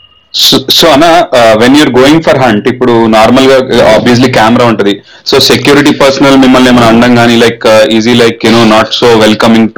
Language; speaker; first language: Telugu; native; Telugu